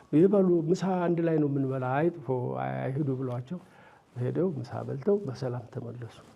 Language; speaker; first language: Amharic; native; Amharic